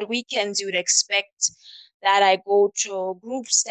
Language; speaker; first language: English; non-native, local second language; Southern Sotho